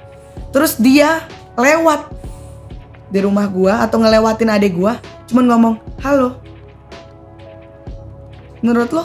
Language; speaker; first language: Indonesian; native; Indonesian